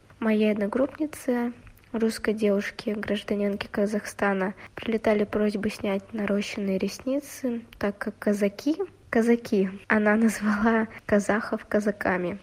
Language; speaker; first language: Russian; native; Russian